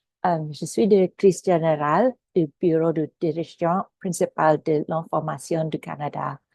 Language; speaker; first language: French; non-native, local second language; Filipino